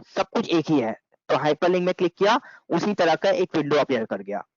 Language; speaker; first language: Hindi; non-native, local second language; Bangla